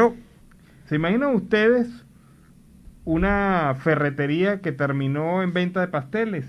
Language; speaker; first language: Spanish; native; Spanish